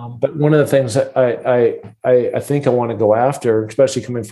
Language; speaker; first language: English; native; English